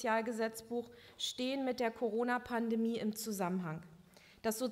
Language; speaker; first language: German; native; German